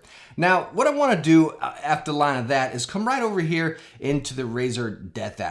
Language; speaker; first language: English; native; English